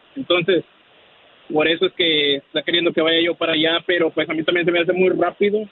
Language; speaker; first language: Spanish; native; Spanish